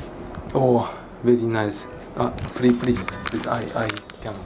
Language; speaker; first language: English; non-native, learner; Japanese